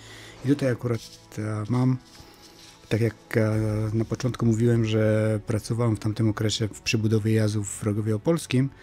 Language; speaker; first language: Polish; non-native, fluent; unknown